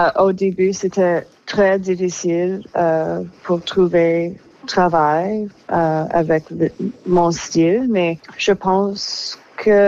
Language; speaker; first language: French; non-native, local second language; English